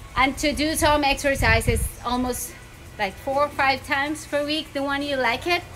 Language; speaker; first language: English; non-native, fluent; Spanish